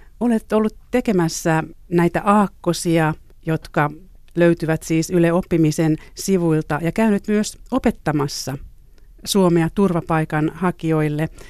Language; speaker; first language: Finnish; native; Finnish